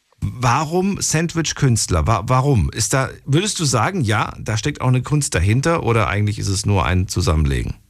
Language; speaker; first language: German; native; German